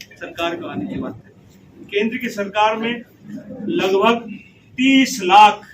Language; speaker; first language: Hindi; native; Hindi